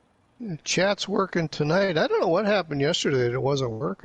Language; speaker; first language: English; native; English